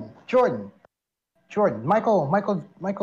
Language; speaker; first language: English; native; English